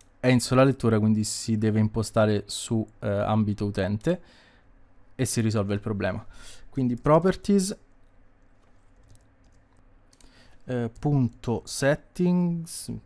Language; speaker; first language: Italian; native; Italian